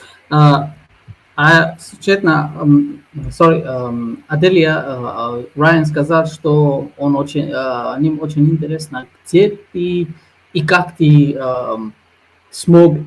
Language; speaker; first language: Russian; non-native, fluent; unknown